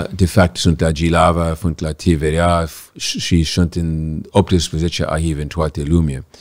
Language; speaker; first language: Romanian; early bilingual, heritage; Romanian